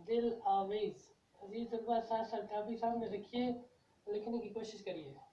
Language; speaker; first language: Urdu; non-native, local second language; Kashmiri